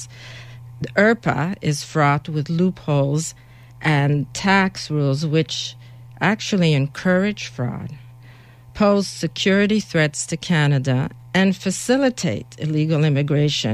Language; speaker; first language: English; native; English